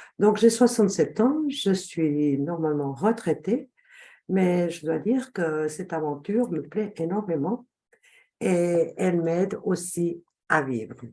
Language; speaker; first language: French; non-native, fluent; Spanish